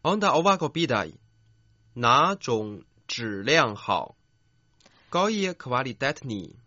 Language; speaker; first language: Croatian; non-native, fluent; Chinese